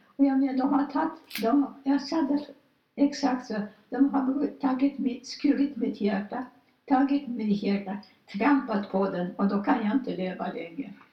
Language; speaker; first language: Swedish; non-native, fluent; Polish